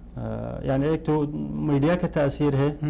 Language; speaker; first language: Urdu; non-native, fluent; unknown